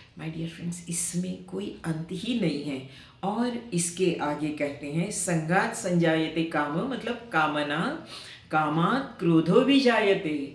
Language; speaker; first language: Hindi; non-native, local second language; Marathi